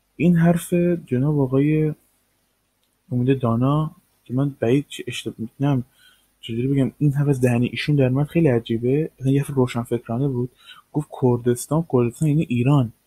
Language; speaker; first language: Persian; native; Persian